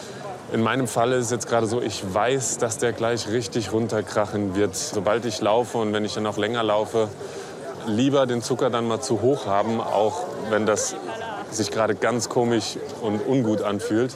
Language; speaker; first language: German; native; German